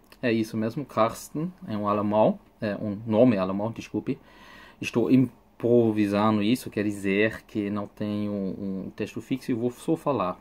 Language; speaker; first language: Portuguese; non-native, fluent; German